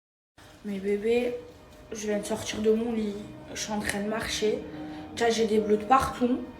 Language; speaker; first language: French; native; French